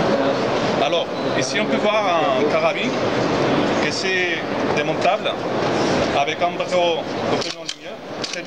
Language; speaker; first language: French; non-native, fluent; Spanish